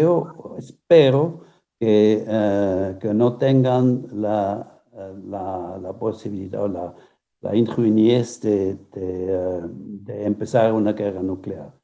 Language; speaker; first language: Spanish; non-native, fluent; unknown